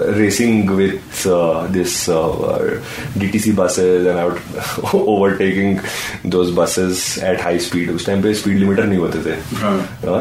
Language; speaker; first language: English; non-native, local second language; Hindi